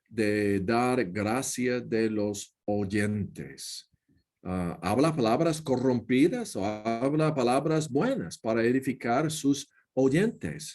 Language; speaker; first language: Spanish; non-native, learner; English